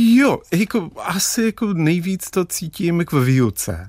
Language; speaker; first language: Czech; non-native, fluent; English